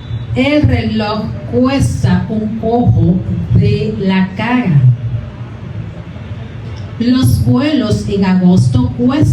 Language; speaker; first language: Spanish; non-native, fluent; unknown